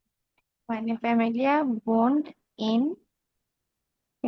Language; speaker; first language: German; non-native, learner; Bangla